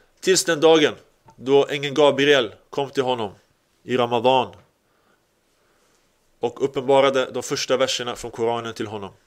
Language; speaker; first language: Swedish; early bilingual, other home language; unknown